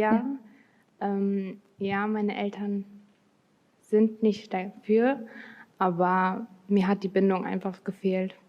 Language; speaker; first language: German; early bilingual, other home language; Turkish